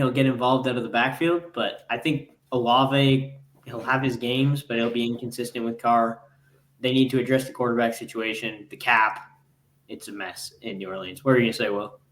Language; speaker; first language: English; native; English